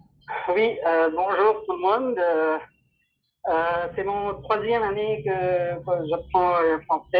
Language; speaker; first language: French; non-native, learner; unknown